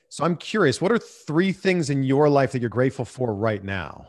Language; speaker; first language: English; native; English